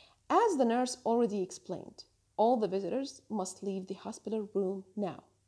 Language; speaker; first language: English; non-native, fluent; Arabic